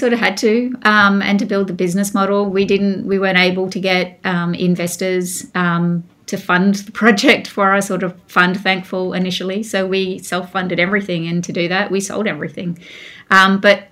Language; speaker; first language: English; native; English